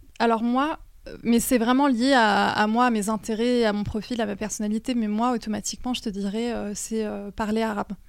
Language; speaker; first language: French; native; French